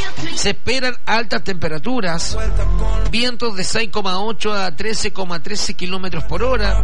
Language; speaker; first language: Spanish; native; Spanish